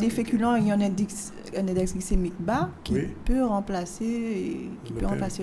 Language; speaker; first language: French; native; French